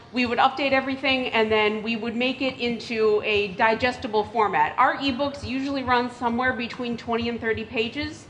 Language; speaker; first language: English; native; English